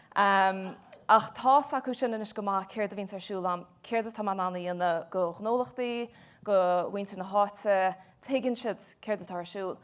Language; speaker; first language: Irish; native; Irish